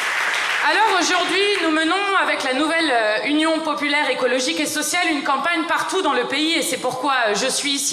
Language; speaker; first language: French; native; French